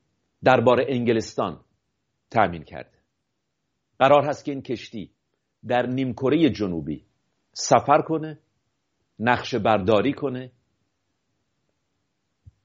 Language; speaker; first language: Persian; native; Persian